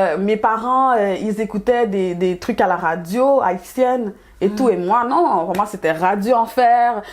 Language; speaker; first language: French; early bilingual, other home language; Haitian Creole